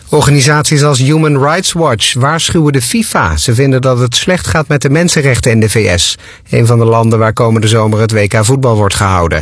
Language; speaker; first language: Dutch; native; Dutch